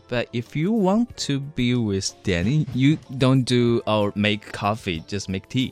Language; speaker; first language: English; non-native, fluent; Chinese